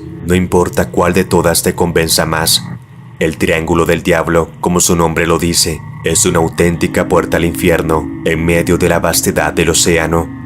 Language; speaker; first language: Spanish; native; Spanish